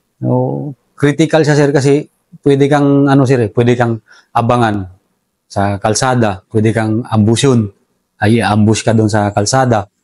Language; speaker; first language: Filipino; non-native, local second language; Cebuano